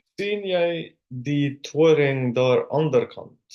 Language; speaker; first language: Afrikaans; non-native, learner; Finnish